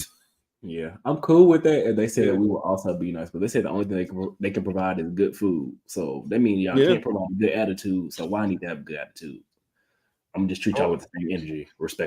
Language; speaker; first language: English; native; English